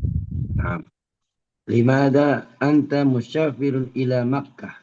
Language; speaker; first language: Arabic; non-native, learner; Indonesian